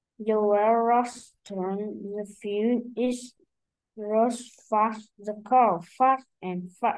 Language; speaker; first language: English; non-native, learner; Vietnamese